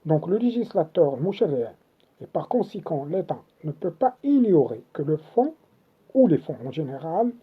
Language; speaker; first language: French; non-native, local second language; Arabic